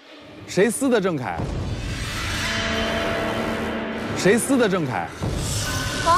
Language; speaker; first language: Chinese; native; Chinese